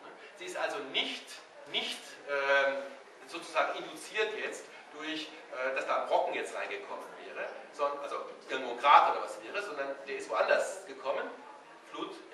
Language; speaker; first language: German; native; German